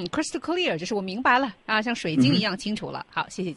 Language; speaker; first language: Chinese; native; Chinese